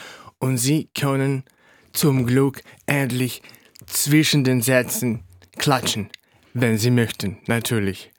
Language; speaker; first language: German; non-native, fluent; Russian